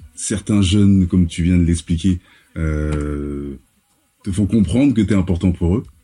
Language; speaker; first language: French; native; French